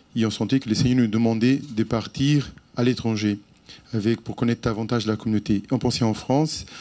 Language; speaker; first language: French; non-native, fluent; Portuguese